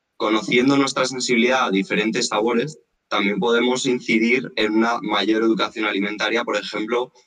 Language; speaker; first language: Spanish; native; Spanish